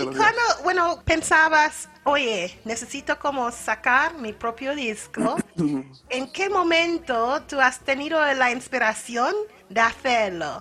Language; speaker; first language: Spanish; non-native, fluent; English